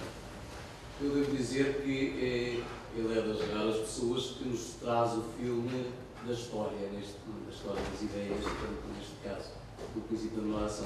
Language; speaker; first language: Portuguese; native; Portuguese